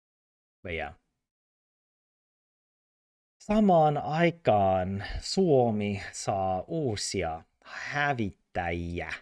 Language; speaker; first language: Finnish; non-native, learner; English